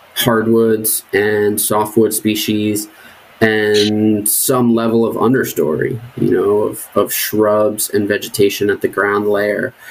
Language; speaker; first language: English; native; English